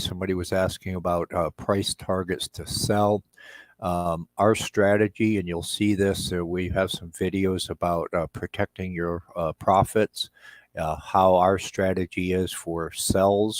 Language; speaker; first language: English; native; English